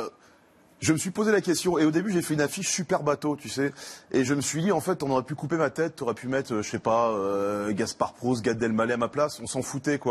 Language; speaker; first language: French; native; French